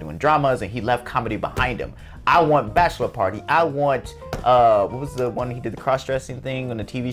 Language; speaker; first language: English; native; English